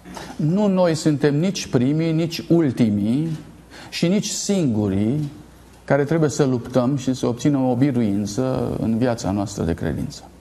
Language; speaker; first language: Romanian; native; Romanian